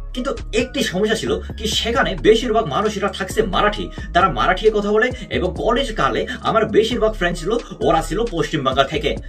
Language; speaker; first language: Bangla; non-native, fluent; Korean